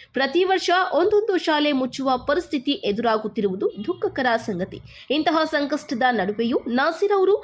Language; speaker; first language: Kannada; native; Kannada